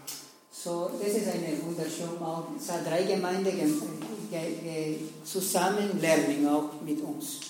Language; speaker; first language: German; non-native, learner; Spanish